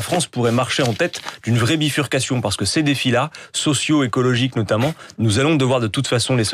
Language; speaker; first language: French; native; French